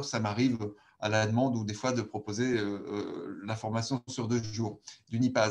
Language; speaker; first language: French; native; French